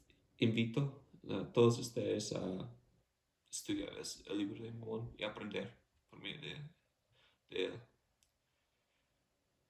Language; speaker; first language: Spanish; non-native, fluent; English